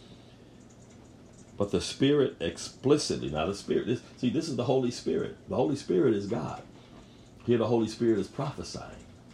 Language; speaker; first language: English; native; English